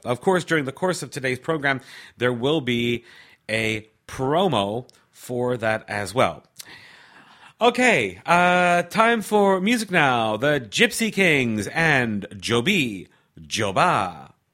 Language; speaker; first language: English; native; English